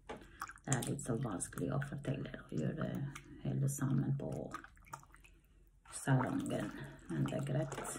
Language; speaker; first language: Norwegian; non-native, learner; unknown